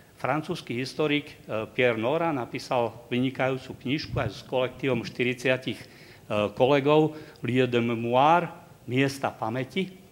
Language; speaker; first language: Slovak; native; Slovak